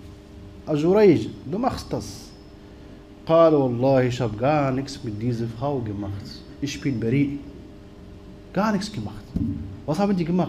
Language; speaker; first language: German; non-native, fluent; Arabic